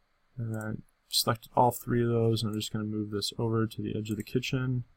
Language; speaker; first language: English; native; English